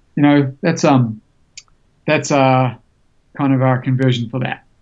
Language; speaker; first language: English; native; English